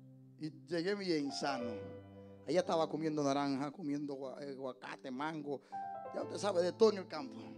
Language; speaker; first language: Spanish; native; Spanish